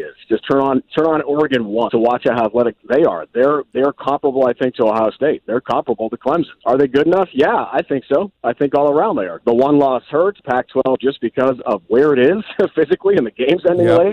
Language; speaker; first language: English; native; English